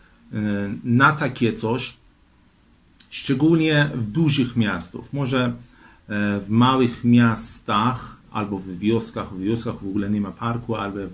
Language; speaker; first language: Polish; non-native, fluent; Persian